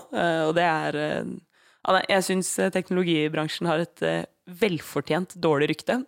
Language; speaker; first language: Norwegian; native; Norwegian